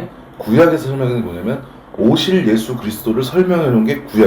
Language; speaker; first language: Korean; native; Korean